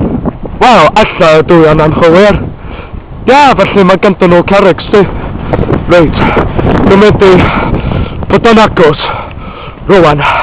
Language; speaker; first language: Welsh; non-native, local second language; English